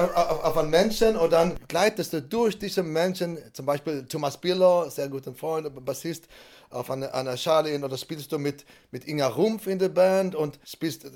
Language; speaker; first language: German; non-native, fluent; Swedish